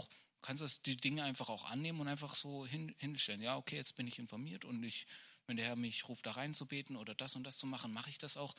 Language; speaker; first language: German; native; German